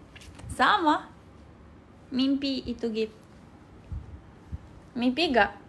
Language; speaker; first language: Indonesian; non-native, learner; Russian